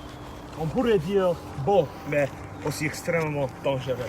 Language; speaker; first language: French; non-native, learner; English